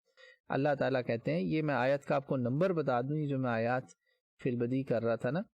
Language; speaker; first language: Urdu; native; Urdu